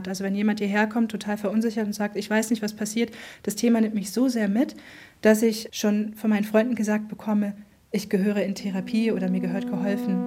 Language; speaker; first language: German; native; German